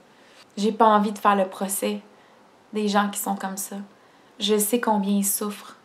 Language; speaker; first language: French; native; French